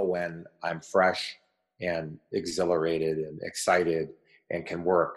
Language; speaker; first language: English; native; English